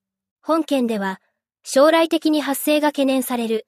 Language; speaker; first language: Japanese; native; Japanese